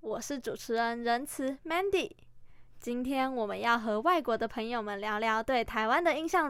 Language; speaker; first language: Chinese; native; Chinese